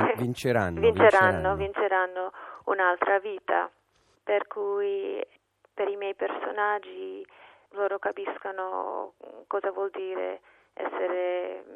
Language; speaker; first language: Italian; non-native, fluent; English